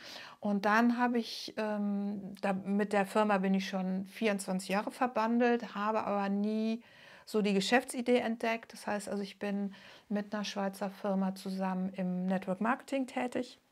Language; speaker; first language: German; native; German